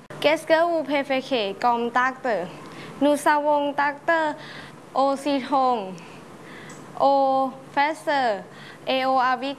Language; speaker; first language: French; non-native, learner; Thai